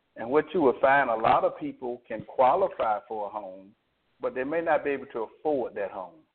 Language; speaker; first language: English; native; English